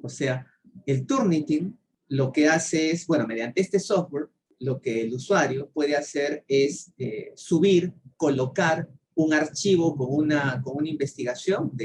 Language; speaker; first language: Spanish; native; Spanish